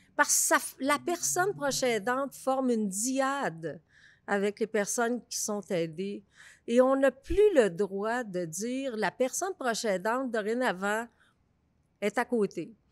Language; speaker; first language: French; native; French